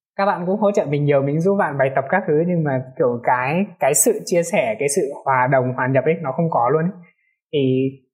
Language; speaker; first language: Vietnamese; non-native, local second language; Hmong